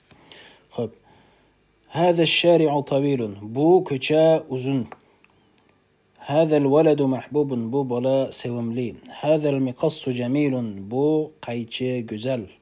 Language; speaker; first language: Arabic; non-native, fluent; Uzbek